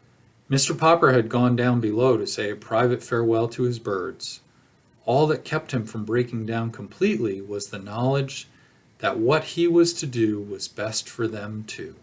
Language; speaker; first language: English; native; English